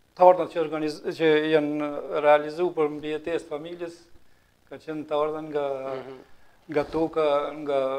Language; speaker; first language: Albanian; native; Albanian